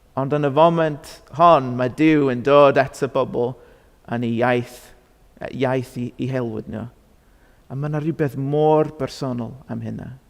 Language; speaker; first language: Welsh; non-native, fluent; English